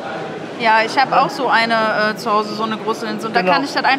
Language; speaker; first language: German; native; German